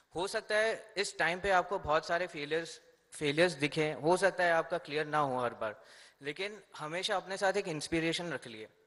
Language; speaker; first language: Hindi; native; Hindi